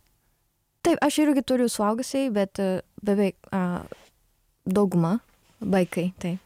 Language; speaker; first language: Lithuanian; non-native, learner; Japanese